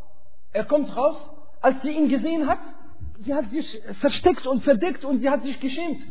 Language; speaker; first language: German; non-native, fluent; Arabic